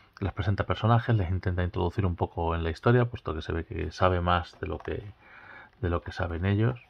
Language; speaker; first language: Spanish; native; Spanish